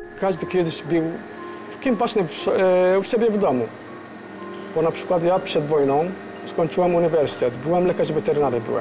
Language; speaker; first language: Polish; non-native, fluent; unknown